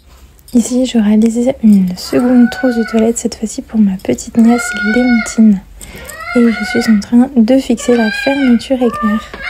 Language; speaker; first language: French; native; French